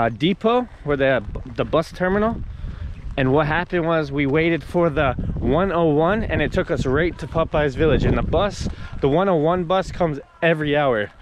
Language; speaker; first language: English; non-native, fluent; Croatian